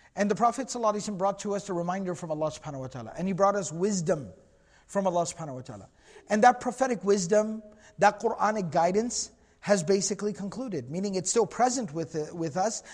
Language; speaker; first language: English; native; English